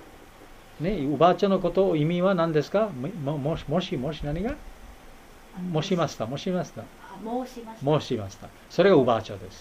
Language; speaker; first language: Japanese; non-native, fluent; Bangla